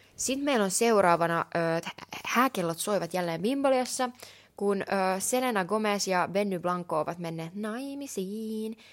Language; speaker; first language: Finnish; native; Finnish